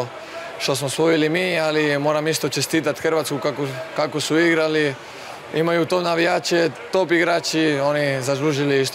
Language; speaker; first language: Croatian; non-native, fluent; Spanish